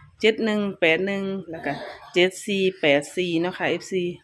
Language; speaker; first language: Thai; non-native, local second language; Lao